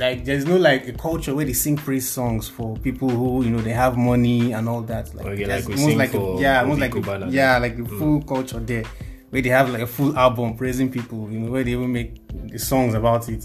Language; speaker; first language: English; non-native, local second language; Igbo